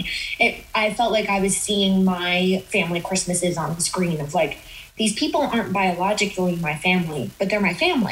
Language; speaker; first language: English; native; English